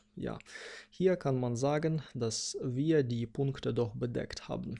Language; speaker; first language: German; non-native, fluent; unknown